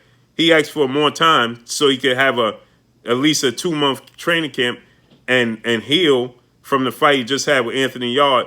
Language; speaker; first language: English; native; English